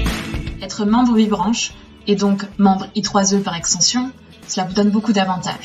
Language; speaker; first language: French; native; French